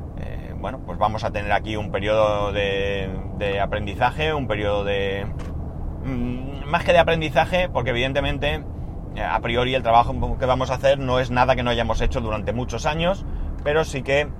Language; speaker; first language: Spanish; native; Spanish